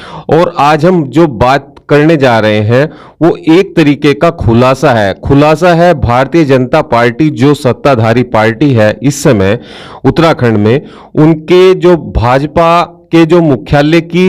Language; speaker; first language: Hindi; native; Hindi